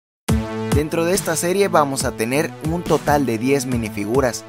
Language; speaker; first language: Spanish; native; Spanish